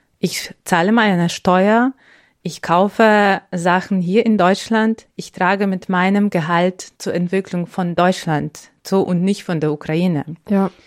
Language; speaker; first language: German; non-native, fluent; Ukrainian